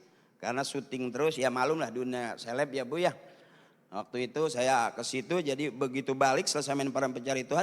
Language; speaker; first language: Malay; native; Malay